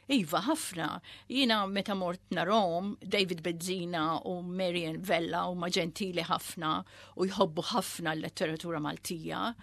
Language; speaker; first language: Maltese; early bilingual, heritage; Maltese